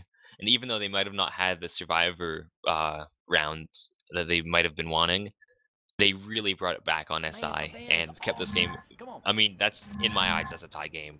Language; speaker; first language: English; native; English